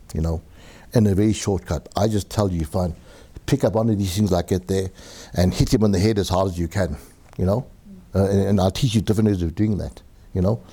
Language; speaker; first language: English; native; English